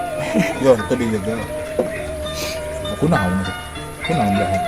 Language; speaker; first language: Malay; non-native, local second language; Sundanese